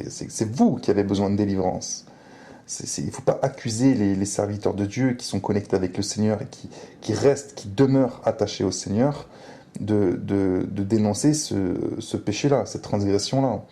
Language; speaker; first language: French; native; French